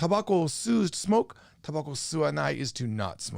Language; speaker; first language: Japanese; non-native, fluent; English